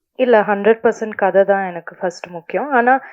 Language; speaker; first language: Tamil; non-native, local second language; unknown